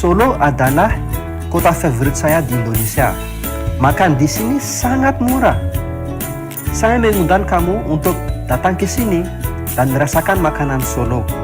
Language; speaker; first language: Indonesian; non-native, fluent; Malagasy